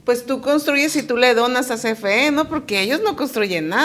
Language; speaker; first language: Spanish; native; Spanish